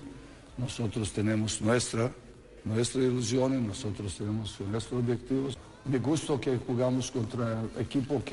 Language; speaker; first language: Spanish; non-native, fluent; Serbian